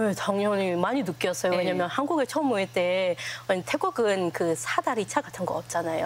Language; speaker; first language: Korean; non-native, fluent; Thai